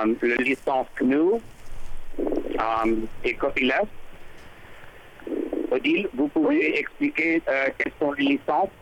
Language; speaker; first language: French; non-native, learner; English